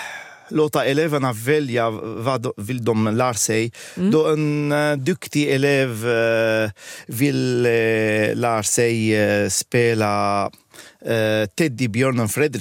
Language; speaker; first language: Swedish; non-native, fluent; Arabic